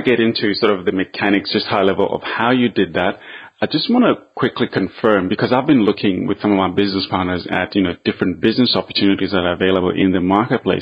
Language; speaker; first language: English; non-native, local second language; Bemba